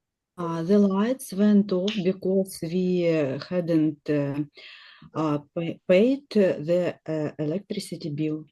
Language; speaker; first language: English; non-native, learner; Russian